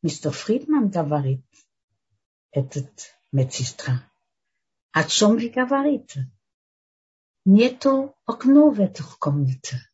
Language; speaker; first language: Russian; early bilingual, heritage; Russian